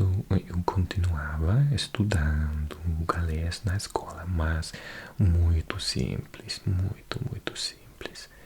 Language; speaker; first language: Portuguese; non-native, fluent; English